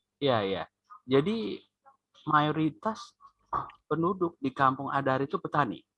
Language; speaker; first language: Indonesian; non-native, local second language; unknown